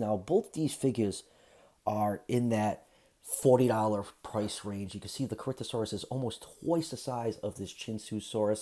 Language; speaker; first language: English; native; English